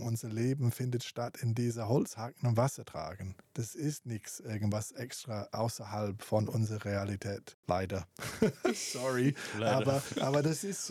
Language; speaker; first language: German; non-native, fluent; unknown